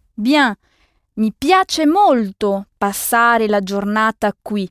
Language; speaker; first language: Italian; non-native, fluent; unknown